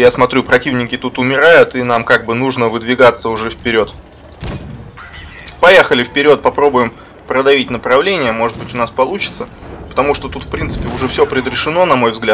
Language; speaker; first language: Russian; native; Russian